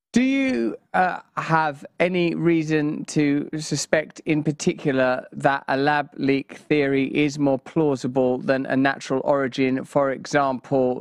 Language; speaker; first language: English; native; English